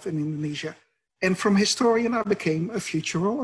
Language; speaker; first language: English; non-native, fluent; Dutch